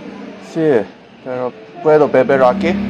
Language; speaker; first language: Spanish; non-native, learner; Japanese